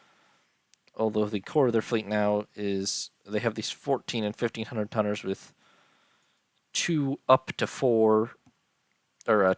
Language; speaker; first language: English; native; English